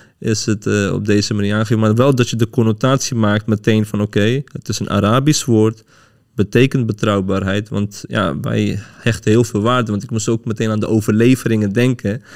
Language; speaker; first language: Dutch; early bilingual, other home language; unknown